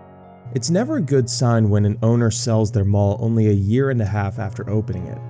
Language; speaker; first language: English; native; English